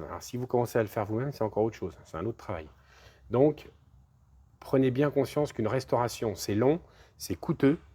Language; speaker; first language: French; native; French